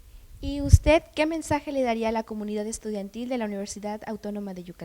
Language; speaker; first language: Spanish; native; Spanish